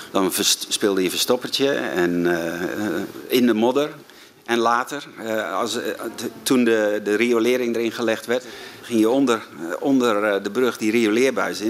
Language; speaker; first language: Dutch; native; Dutch